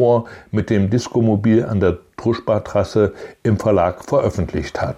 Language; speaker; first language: German; native; German